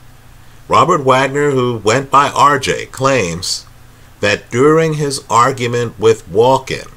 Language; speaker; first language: English; native; English